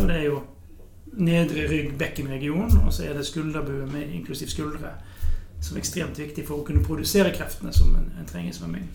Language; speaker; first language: Norwegian; native; Norwegian